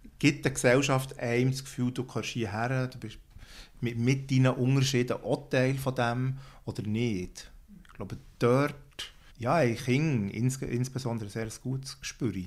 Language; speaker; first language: German; native; German